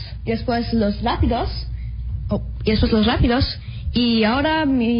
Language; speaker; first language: Spanish; early bilingual, heritage; Spanish